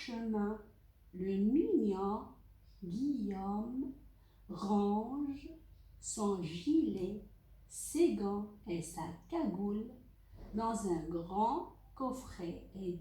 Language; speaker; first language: French; non-native, local second language; Arabic